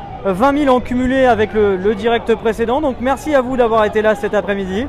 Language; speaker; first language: French; native; French